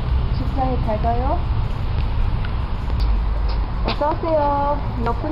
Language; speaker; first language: Korean; non-native, learner; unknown